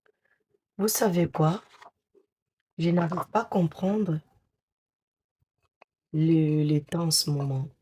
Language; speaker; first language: French; non-native, fluent; Portuguese